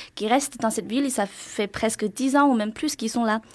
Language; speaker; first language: French; non-native, fluent; Chinese